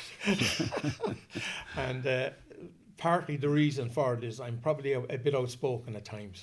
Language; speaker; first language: English; native; English